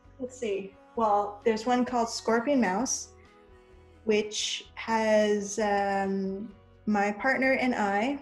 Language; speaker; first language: English; native; English